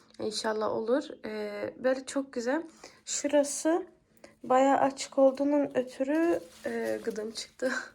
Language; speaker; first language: Turkish; early bilingual, heritage; Turkish